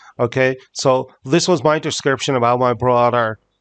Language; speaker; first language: English; non-native, fluent; Persian